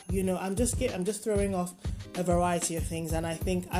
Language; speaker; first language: English; non-native, local second language; Yoruba